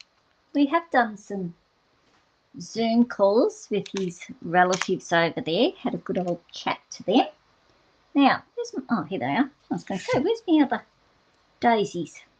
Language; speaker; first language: English; native; English